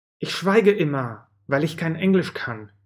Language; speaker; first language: German; non-native, fluent; Russian